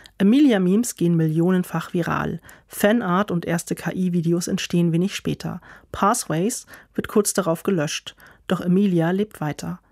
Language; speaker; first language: German; native; German